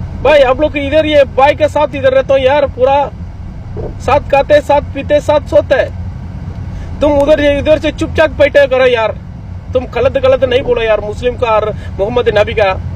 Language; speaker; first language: Hindi; non-native, local second language; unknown